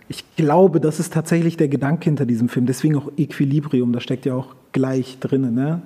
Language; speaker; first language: German; early bilingual, other home language; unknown